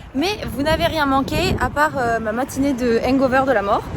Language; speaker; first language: French; native; French